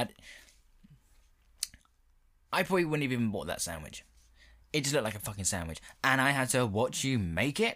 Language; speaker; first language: English; native; English